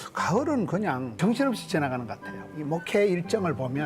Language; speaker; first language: Korean; native; Korean